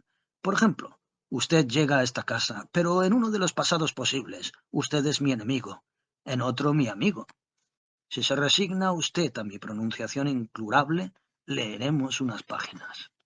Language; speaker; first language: Spanish; native; Spanish